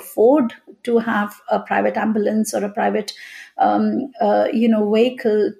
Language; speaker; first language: English; non-native, local second language; Hindi